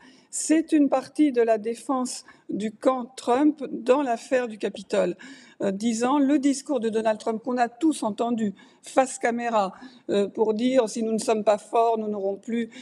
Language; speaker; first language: French; native; French